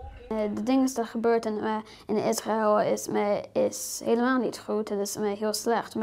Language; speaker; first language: Dutch; early bilingual, heritage; Dutch